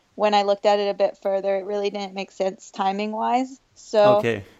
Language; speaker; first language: English; native; English